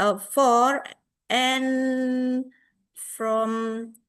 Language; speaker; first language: English; non-native, fluent; Indonesian